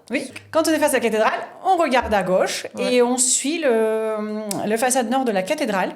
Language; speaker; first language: French; non-native, fluent; Russian